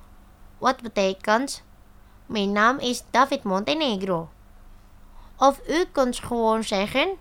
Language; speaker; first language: Dutch; non-native, fluent; Indonesian